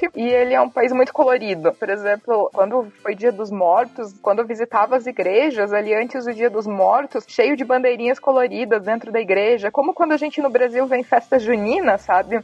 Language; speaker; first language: Portuguese; native; Portuguese